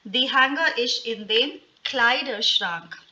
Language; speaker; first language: German; non-native, fluent; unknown